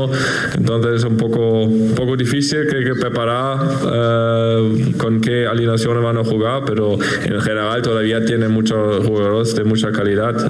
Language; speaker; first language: Spanish; non-native, fluent; German